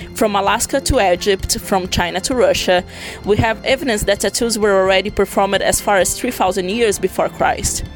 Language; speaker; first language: English; non-native, fluent; Portuguese